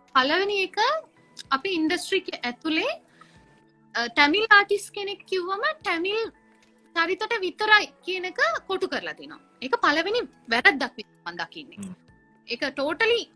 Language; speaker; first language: Sinhala; non-native, local second language; Tamil